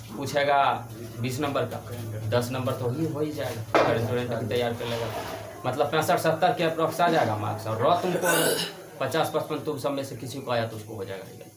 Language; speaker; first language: Hindi; native; Hindi